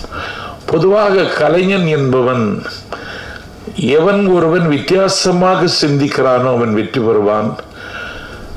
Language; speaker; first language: Tamil; native; Tamil